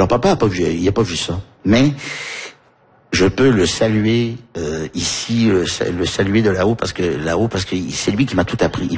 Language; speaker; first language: French; early bilingual, other home language; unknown